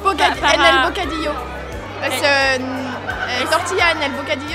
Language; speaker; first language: Spanish; non-native, learner; French